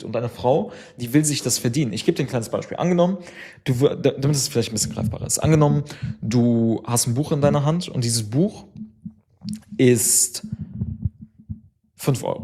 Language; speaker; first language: German; native; German